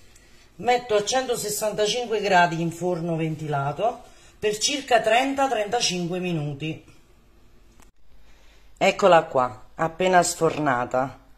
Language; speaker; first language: Italian; native; Italian